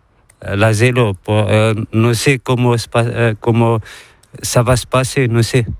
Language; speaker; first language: Spanish; non-native, learner; Arabic